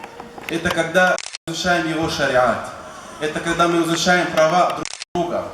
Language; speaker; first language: Russian; non-native, fluent; Arabic